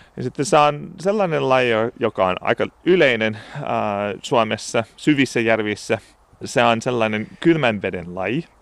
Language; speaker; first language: Finnish; non-native, fluent; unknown